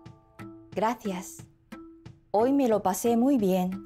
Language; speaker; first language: Spanish; non-native, fluent; Japanese